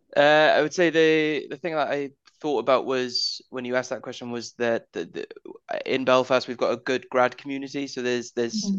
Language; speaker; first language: English; native; English